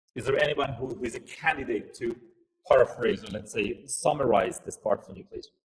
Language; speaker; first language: English; non-native, fluent; Persian